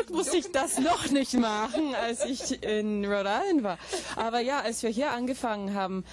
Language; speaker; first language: German; non-native, fluent; English